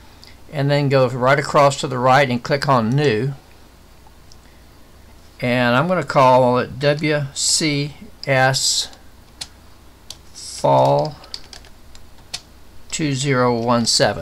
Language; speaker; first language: English; native; English